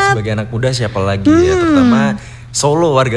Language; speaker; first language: Indonesian; native; Indonesian